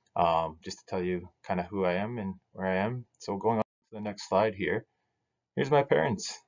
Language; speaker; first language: English; native; English